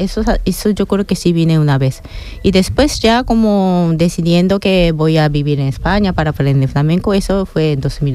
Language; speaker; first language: Spanish; non-native, fluent; Japanese